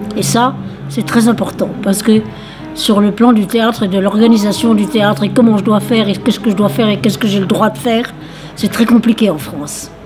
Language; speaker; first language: French; native; French